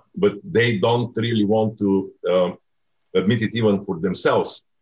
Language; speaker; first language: English; non-native, fluent; Bulgarian